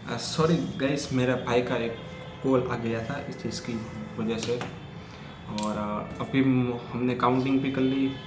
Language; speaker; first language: Hindi; non-native, local second language; Gujarati